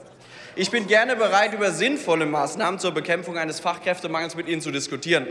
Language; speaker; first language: German; native; German